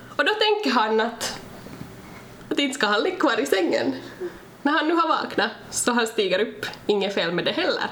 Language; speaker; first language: Swedish; native; Swedish